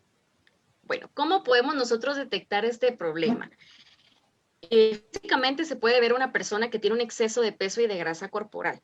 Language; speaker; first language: Spanish; native; Spanish